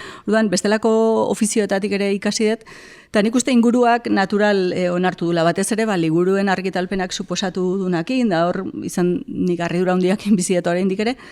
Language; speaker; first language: Basque; native; Basque